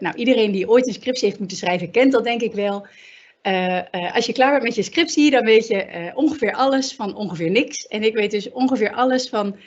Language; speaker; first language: Dutch; native; Dutch